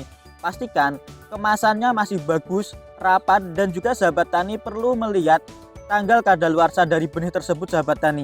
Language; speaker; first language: Indonesian; native; Indonesian